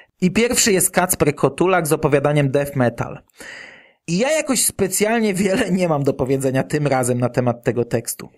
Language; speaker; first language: Polish; native; Polish